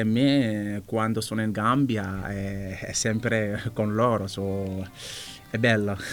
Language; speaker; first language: Italian; non-native, learner; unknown